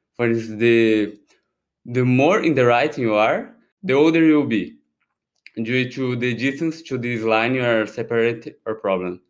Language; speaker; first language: English; non-native, fluent; Portuguese